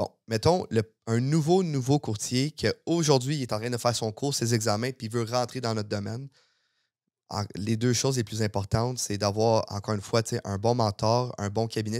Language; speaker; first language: French; native; French